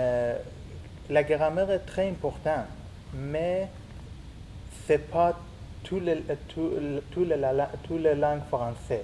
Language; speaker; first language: French; non-native, learner; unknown